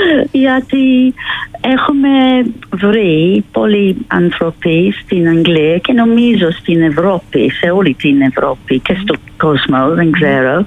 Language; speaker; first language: Greek; non-native, fluent; English